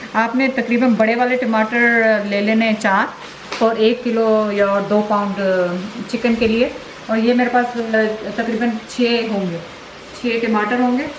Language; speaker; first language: Urdu; native; Urdu